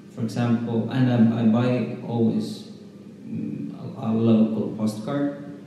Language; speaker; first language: English; non-native, fluent; Finnish